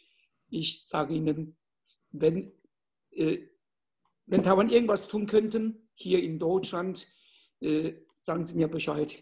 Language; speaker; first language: German; non-native, fluent; Chinese